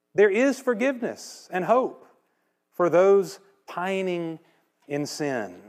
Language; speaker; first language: English; native; English